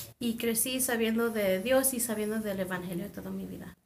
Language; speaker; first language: Spanish; non-native, fluent; English